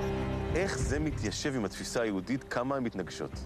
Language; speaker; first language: Hebrew; native; Hebrew